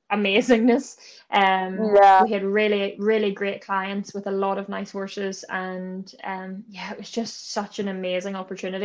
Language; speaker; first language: English; native; English